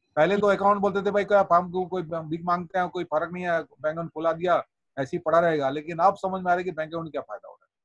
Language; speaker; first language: Hindi; non-native, local second language; Odia